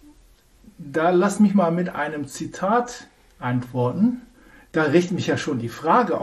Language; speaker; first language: German; native; German